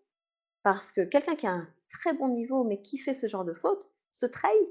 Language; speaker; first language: French; native; French